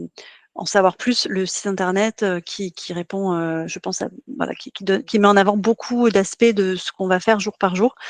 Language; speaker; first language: French; native; French